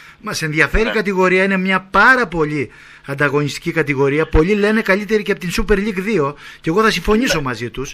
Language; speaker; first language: Greek; native; Greek